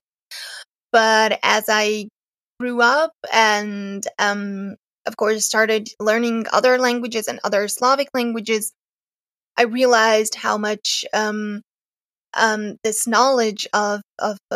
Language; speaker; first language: English; non-native, fluent; Serbian